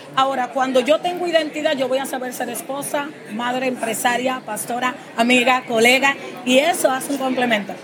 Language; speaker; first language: Spanish; early bilingual, heritage; Spanish